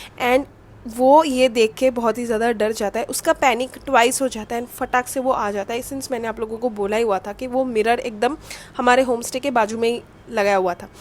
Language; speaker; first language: Hindi; non-native, local second language; Bangla